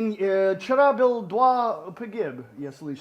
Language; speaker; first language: Russian; non-native, learner; English